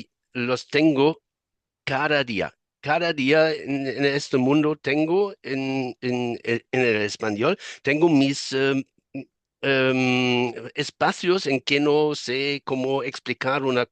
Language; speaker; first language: Spanish; non-native, fluent; German